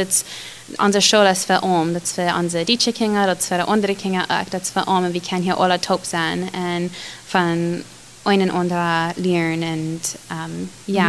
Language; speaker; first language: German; non-native, learner; Plautdietsch